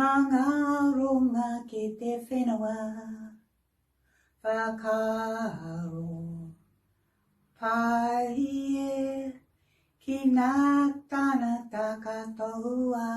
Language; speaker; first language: Māori; non-native, local second language; English